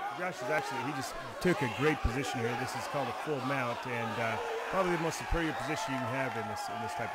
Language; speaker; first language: English; native; English